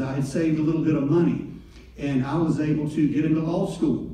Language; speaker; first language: English; native; English